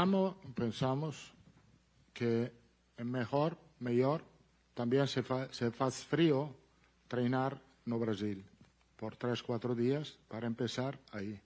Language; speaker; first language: Portuguese; non-native, learner; Italian